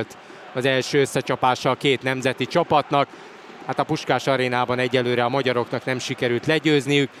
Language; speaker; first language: Hungarian; native; Hungarian